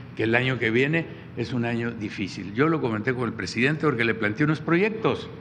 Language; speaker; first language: Spanish; native; Spanish